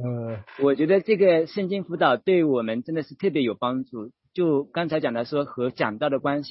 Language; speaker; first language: Chinese; native; Chinese